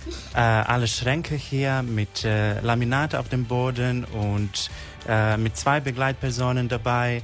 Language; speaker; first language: German; non-native, fluent; Serbian